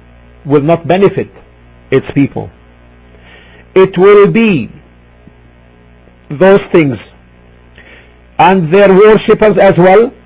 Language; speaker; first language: English; non-native, fluent; Arabic